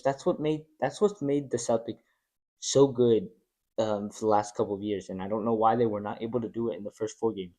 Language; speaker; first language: English; native; English